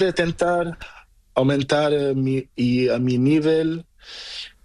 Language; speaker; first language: Spanish; non-native, learner; Portuguese